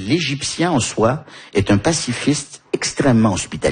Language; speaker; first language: French; early bilingual, heritage; French